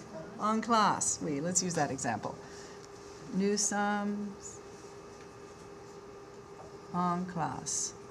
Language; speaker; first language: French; non-native, fluent; English